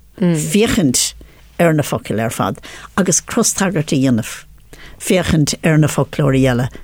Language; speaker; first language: Irish; non-native, local second language; English